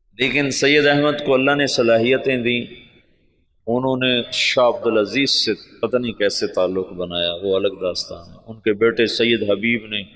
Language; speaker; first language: Urdu; non-native, local second language; Punjabi